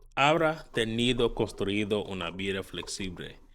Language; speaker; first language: Spanish; non-native, learner; English